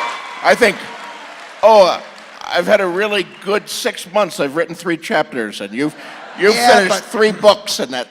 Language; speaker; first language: English; native; English